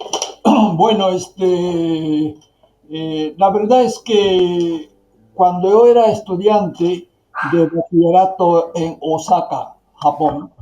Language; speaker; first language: Spanish; non-native, fluent; Japanese